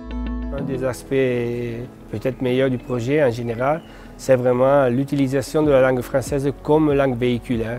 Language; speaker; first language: French; non-native, fluent; Italian